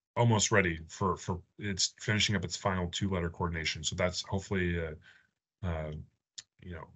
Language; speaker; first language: English; native; English